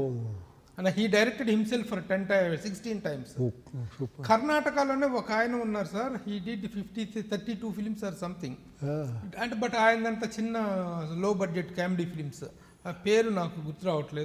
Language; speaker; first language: Telugu; native; Telugu